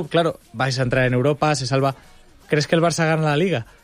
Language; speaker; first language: Spanish; native; Spanish